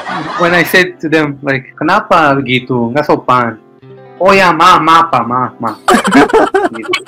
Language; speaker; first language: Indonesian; non-native, fluent; Hebrew